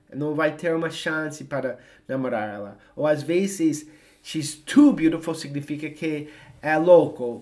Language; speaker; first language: Portuguese; non-native, fluent; English